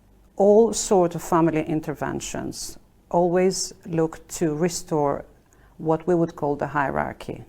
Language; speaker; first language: English; non-native, fluent; Albanian